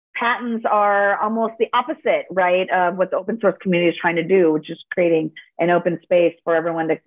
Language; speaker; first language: English; early bilingual, other home language; Spanish